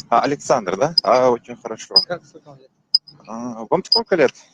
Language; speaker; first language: Russian; non-native, local second language; Kyrgyz